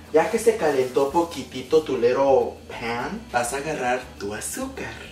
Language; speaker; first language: Spanish; early bilingual, heritage; Spanish